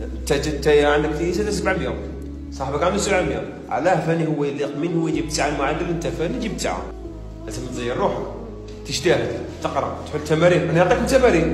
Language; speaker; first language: Arabic; native; Arabic